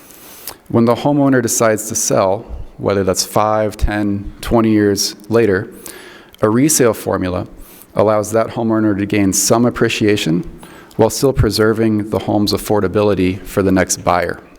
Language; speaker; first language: English; native; English